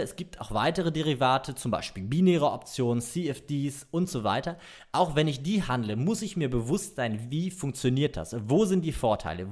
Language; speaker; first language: German; native; German